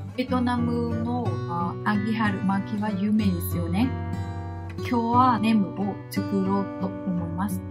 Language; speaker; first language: Japanese; non-native, fluent; Vietnamese